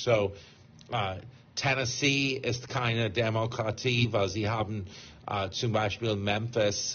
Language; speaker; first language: German; non-native, fluent; English